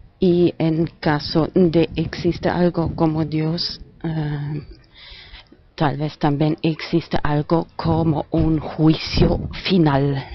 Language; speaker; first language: Spanish; non-native, fluent; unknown